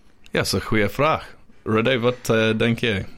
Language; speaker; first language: Dutch; non-native, learner; English